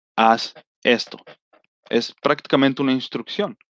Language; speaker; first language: Spanish; early bilingual, heritage; Spanish